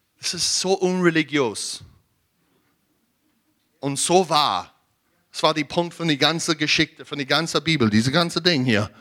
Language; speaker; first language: German; non-native, learner; English